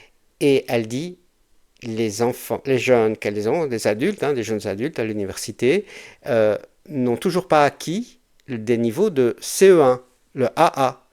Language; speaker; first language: French; native; French